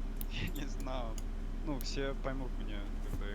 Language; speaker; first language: Russian; non-native, learner; English